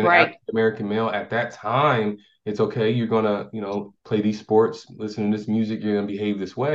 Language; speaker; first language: English; native; English